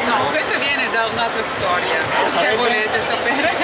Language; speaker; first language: Italian; non-native, learner; Turkish